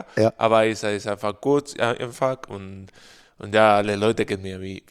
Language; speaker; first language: German; non-native, learner; Spanish